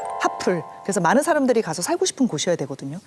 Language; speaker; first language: Korean; native; Korean